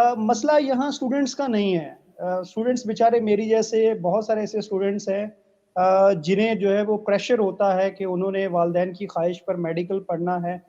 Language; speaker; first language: Urdu; non-native, local second language; Punjabi